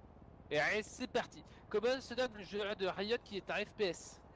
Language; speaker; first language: French; native; French